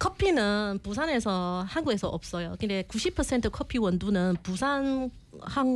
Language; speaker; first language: Korean; non-native, learner; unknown